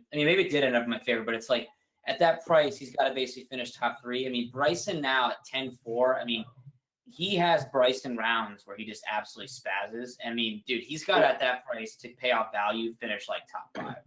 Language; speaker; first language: English; native; English